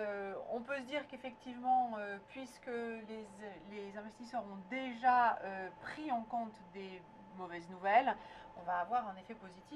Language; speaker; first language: French; native; French